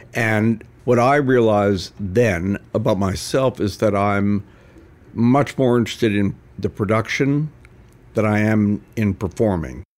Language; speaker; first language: English; native; English